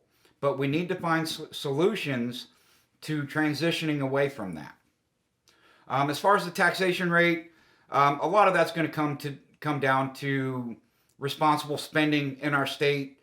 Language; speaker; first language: English; native; English